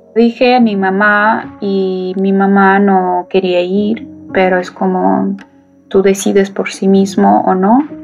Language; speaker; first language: Spanish; non-native, fluent; Ukrainian